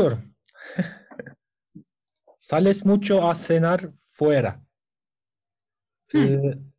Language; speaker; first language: Spanish; non-native, learner; Turkish